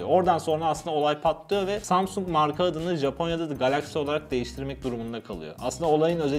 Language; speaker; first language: Turkish; native; Turkish